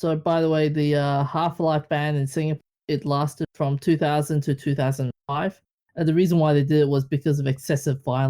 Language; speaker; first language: English; native; English